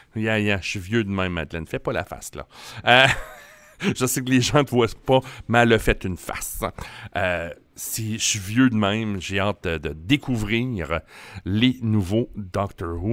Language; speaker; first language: French; native; French